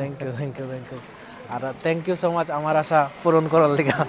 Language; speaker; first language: Bangla; non-native, learner; Hindi